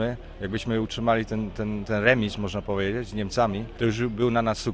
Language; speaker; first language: Polish; early bilingual, heritage; Polish